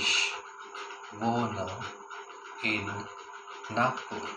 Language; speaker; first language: German; non-native, fluent; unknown